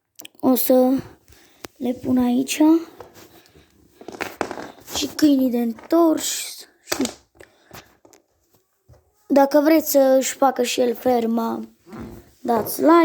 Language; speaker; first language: Romanian; native; Romanian